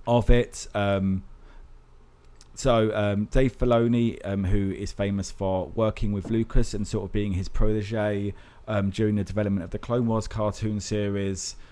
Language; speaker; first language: English; native; English